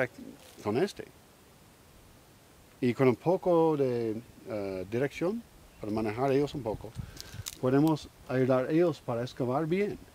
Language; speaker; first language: Spanish; non-native, learner; English